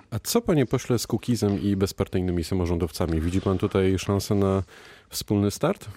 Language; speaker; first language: Polish; native; Polish